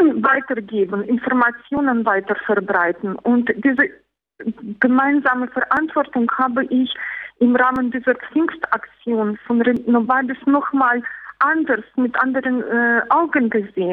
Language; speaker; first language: German; non-native, fluent; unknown